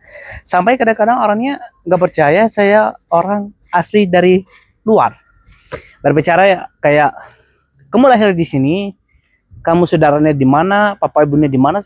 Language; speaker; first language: Indonesian; non-native, fluent; Arabic